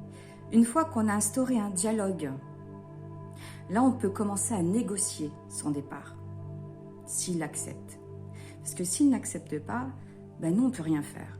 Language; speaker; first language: French; native; French